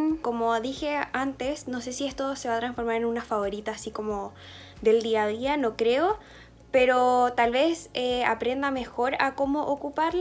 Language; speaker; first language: Spanish; native; Spanish